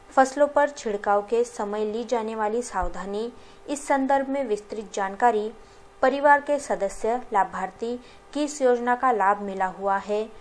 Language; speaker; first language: Hindi; non-native, local second language; Marathi